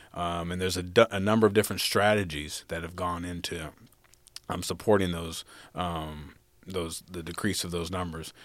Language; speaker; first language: English; native; English